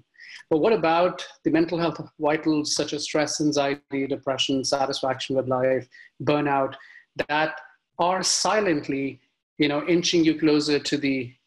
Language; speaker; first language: English; non-native, local second language; Hindi